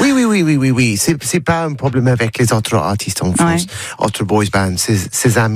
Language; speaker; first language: French; non-native, learner; English